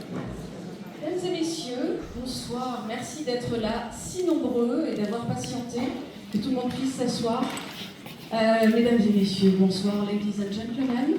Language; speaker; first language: French; native; French